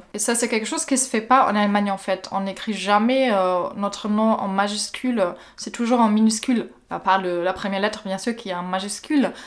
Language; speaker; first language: French; non-native, fluent; German